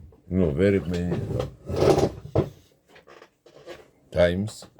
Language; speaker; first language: English; non-native, learner; Russian